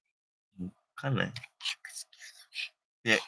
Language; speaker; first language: Japanese; non-native, learner; English